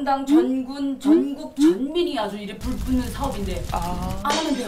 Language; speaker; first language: Korean; native; Korean